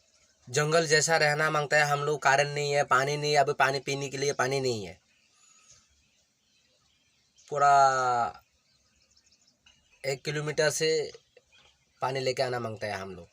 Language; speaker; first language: Hindi; non-native, local second language; Kok Borok